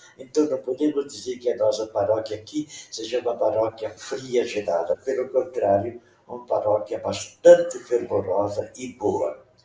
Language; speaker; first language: Portuguese; non-native, local second language; Venetian